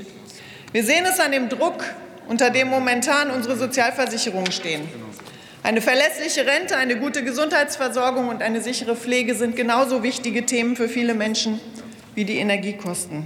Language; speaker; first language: German; native; German